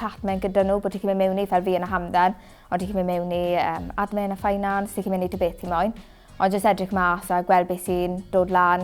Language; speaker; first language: Welsh; native; Welsh